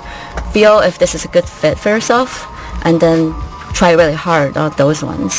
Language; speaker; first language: English; non-native, fluent; Chinese